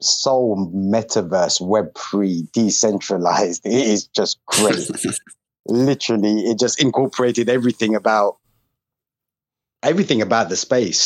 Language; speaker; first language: English; native; English